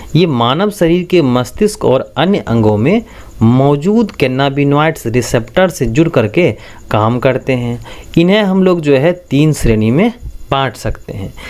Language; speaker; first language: Hindi; native; Hindi